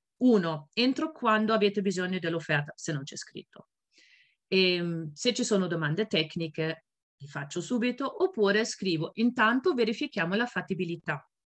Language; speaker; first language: Italian; non-native, fluent; German